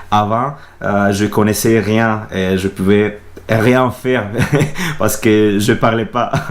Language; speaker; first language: French; non-native, fluent; Spanish